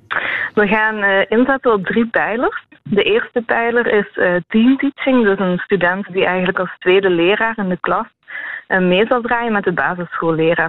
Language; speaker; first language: Dutch; native; Dutch